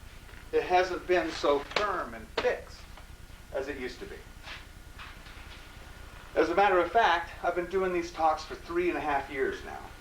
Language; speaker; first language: English; native; English